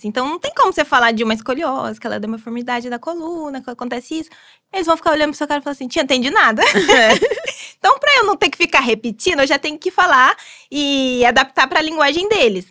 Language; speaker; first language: Portuguese; native; Portuguese